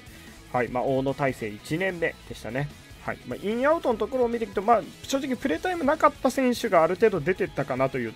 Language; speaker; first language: Japanese; native; Japanese